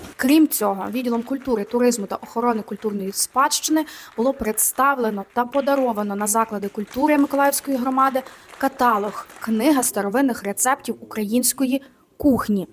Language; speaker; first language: Ukrainian; native; Ukrainian